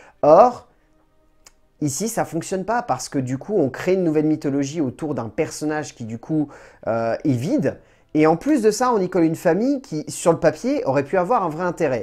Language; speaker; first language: French; native; French